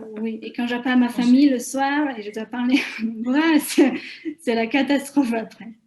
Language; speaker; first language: French; non-native, fluent; Hungarian